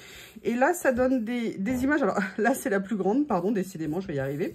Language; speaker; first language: French; native; French